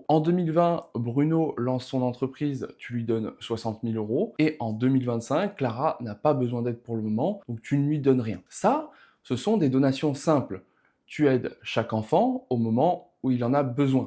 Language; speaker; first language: French; native; French